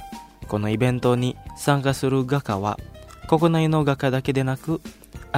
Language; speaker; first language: Japanese; non-native, fluent; Indonesian